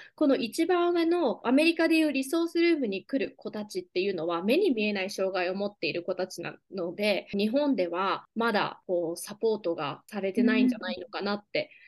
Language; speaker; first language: Japanese; native; Japanese